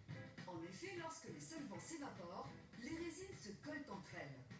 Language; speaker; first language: French; native; French